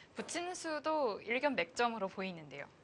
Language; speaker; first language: Korean; native; Korean